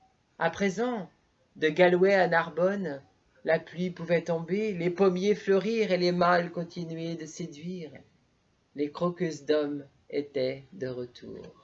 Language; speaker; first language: French; native; French